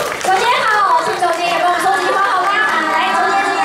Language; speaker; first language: Chinese; native; Chinese